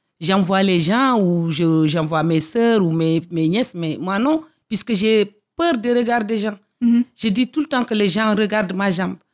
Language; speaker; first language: French; non-native, local second language; Fula